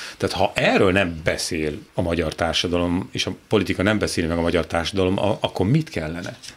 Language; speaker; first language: Hungarian; native; Hungarian